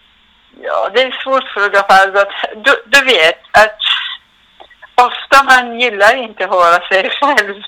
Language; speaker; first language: Swedish; non-native, fluent; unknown